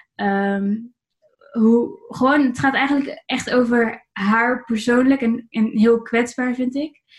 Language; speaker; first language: Dutch; native; Dutch